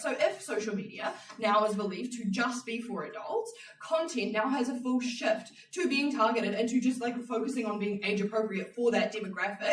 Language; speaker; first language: English; native; English